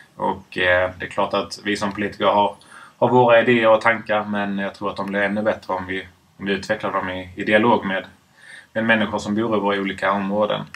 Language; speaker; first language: Swedish; native; Swedish